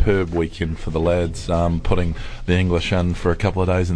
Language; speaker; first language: English; native; English